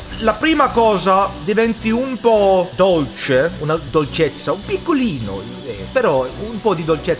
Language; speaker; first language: Italian; non-native, learner; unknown